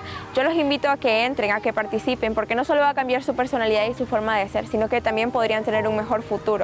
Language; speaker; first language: Spanish; native; Spanish